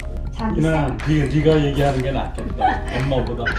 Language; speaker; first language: Korean; native; Korean